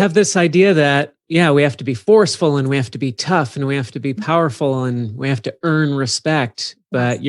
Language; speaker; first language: English; native; English